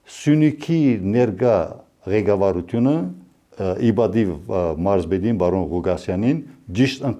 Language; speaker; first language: Armenian; early bilingual, heritage; Armenian